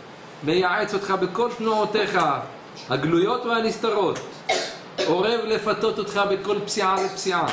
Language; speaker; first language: Hebrew; native; Hebrew